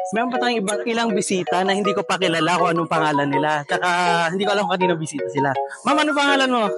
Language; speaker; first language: Filipino; native; Filipino